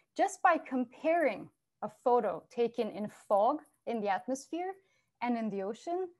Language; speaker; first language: English; non-native, fluent; Turkish